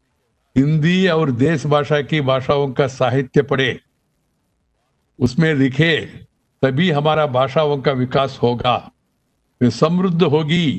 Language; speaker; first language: Hindi; non-native, local second language; Telugu